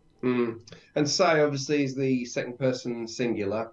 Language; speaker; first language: English; native; English